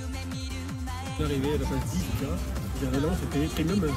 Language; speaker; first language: French; native; French